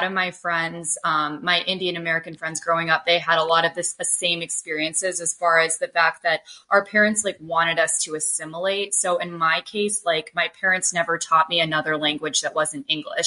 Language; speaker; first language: English; native; English